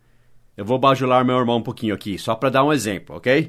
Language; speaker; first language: Portuguese; non-native, fluent; English